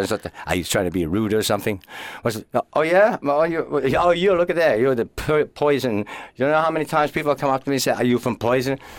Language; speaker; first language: English; non-native, fluent; Finnish